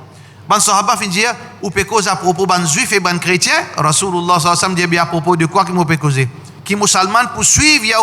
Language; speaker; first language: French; non-native, learner; Morisyen